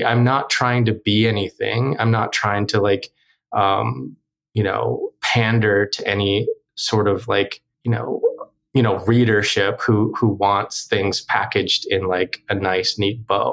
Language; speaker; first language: English; early bilingual, other home language; Korean